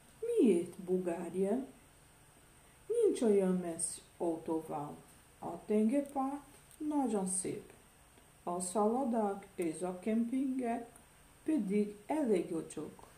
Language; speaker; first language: Hungarian; non-native, learner; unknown